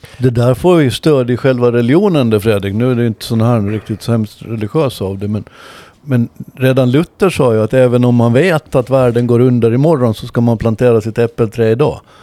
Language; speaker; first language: Swedish; native; Swedish